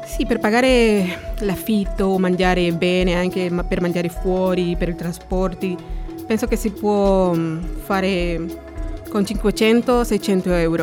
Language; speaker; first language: Italian; non-native, fluent; Spanish